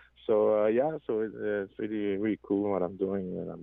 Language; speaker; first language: English; non-native, fluent; French